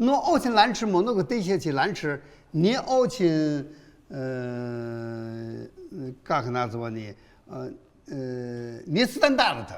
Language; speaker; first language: Russian; non-native, learner; Chinese